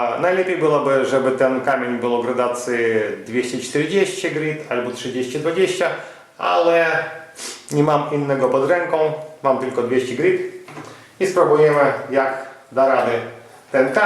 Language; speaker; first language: Polish; non-native, fluent; Ukrainian